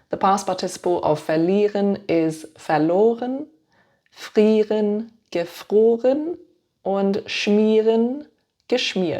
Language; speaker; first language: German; non-native, fluent; English